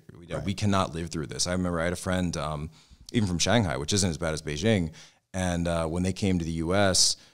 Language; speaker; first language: English; native; English